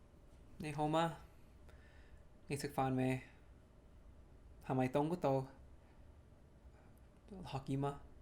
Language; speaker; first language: Cantonese; early bilingual, heritage; Cantonese